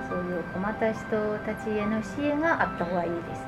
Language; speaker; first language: Japanese; non-native, fluent; Chinese